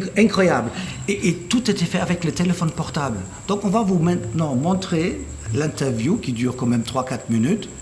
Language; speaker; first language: French; non-native, fluent; German